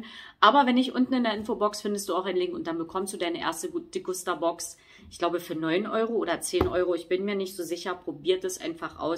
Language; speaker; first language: German; native; German